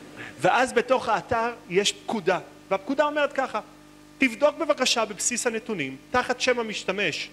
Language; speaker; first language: Hebrew; native; Hebrew